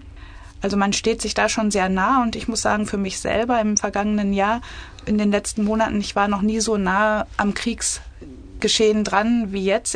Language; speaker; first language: German; native; German